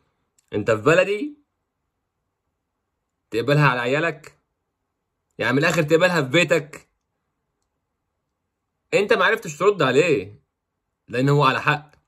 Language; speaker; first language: Arabic; native; Arabic